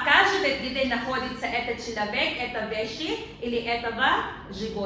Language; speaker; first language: Russian; non-native, learner; Filipino